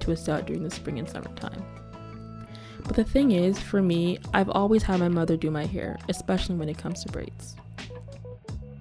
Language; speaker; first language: English; native; English